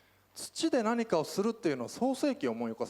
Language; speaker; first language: Japanese; native; Japanese